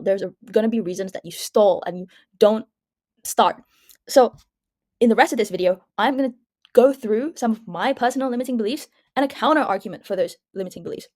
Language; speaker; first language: English; native; English